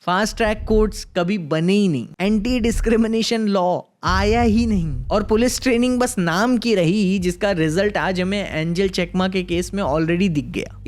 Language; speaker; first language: Hindi; native; Hindi